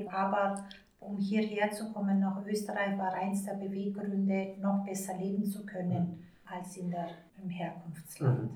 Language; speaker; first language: German; early bilingual, other home language; Turkish